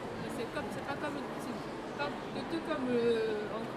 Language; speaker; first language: French; non-native, fluent; Japanese